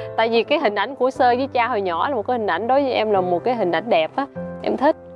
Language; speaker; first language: Vietnamese; native; Vietnamese